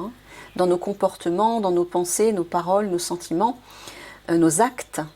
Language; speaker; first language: French; native; French